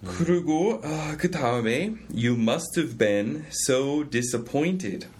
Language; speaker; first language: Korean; non-native, fluent; English